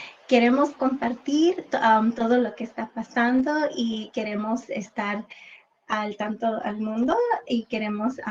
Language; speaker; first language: Spanish; early bilingual, heritage; English